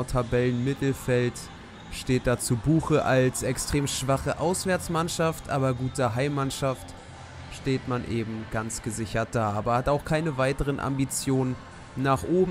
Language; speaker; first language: German; native; German